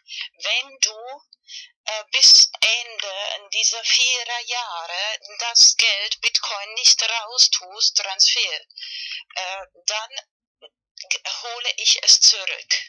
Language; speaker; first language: German; non-native, learner; Spanish